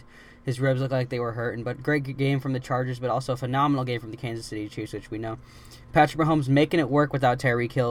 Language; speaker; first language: English; native; English